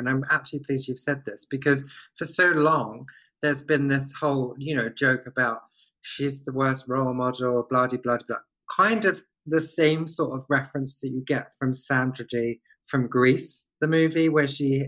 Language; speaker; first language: English; native; English